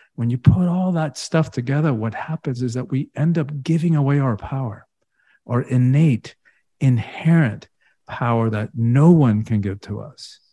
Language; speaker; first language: English; early bilingual, other home language; Spanish